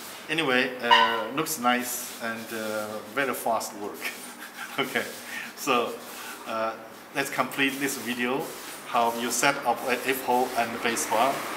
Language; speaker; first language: English; non-native, fluent; Chinese